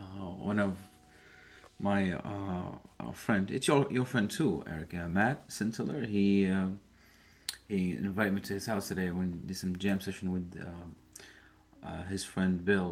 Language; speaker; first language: English; early bilingual, other home language; Arabic